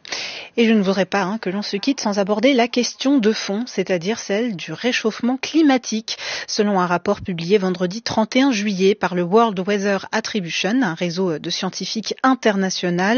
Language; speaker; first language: French; native; French